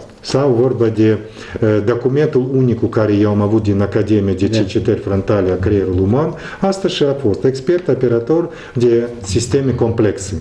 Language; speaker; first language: Romanian; non-native, local second language; Russian